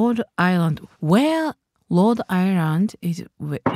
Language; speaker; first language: English; non-native, learner; Japanese